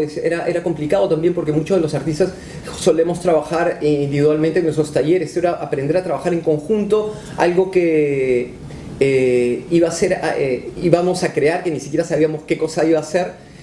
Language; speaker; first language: Spanish; native; Spanish